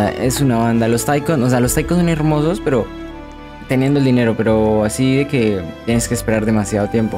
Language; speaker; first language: Spanish; native; Spanish